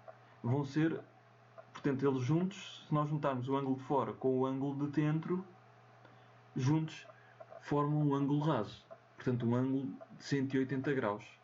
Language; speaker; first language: Portuguese; native; Portuguese